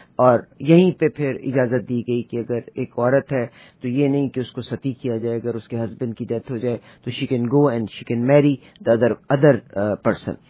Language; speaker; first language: Urdu; native; Urdu